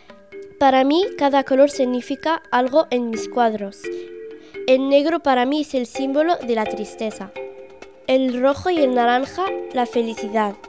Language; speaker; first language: Spanish; non-native, local second language; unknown